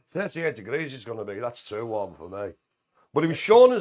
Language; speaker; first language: English; native; English